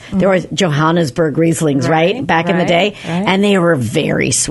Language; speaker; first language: English; native; English